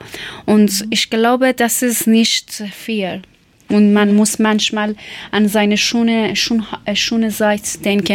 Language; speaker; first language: German; non-native, learner; Persian